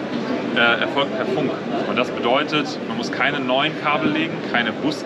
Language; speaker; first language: German; native; German